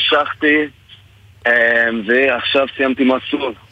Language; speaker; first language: Hebrew; non-native, fluent; English